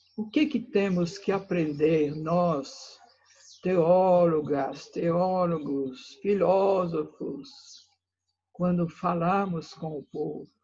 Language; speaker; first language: Portuguese; non-native, fluent; French